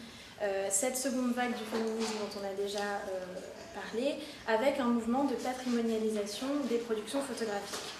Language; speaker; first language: French; native; French